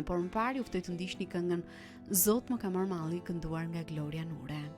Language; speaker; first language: Albanian; native; Albanian